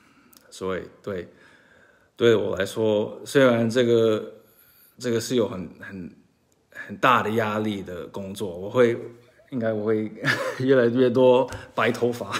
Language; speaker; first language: Chinese; early bilingual, heritage; Chinese